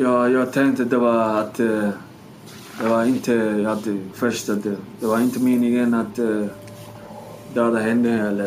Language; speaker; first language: Swedish; non-native, learner; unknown